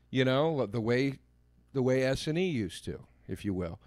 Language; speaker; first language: English; native; English